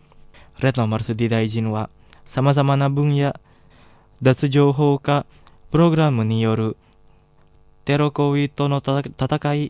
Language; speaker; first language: Japanese; non-native, fluent; Indonesian